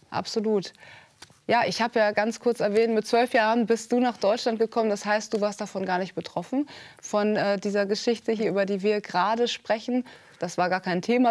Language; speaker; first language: German; native; German